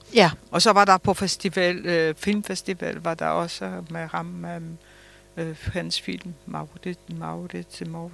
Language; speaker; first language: Danish; early bilingual, other home language; Polish